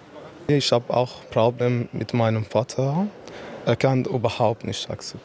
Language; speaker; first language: German; non-native, learner; Persian